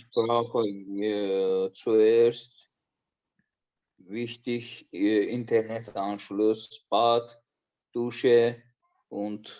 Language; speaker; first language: German; non-native, learner; Azerbaijani